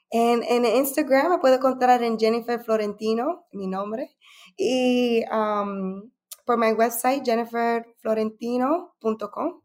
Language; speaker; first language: Spanish; early bilingual, heritage; Spanish